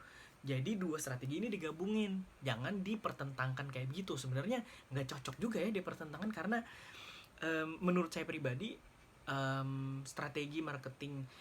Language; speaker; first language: Indonesian; native; Indonesian